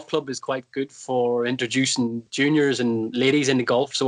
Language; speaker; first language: English; native; English